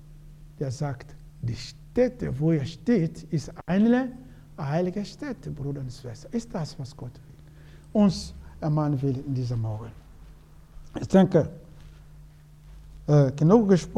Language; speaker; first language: German; non-native, learner; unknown